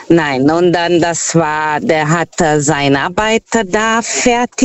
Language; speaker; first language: German; non-native, fluent; Portuguese